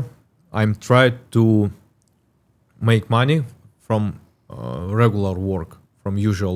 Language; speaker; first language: English; non-native, learner; Russian